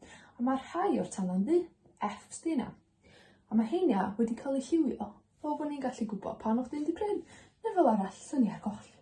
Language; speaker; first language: Welsh; native; Welsh